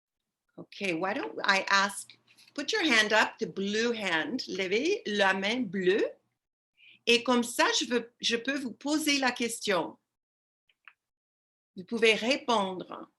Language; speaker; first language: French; non-native, fluent; English